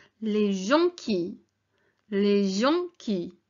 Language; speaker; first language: French; non-native, fluent; English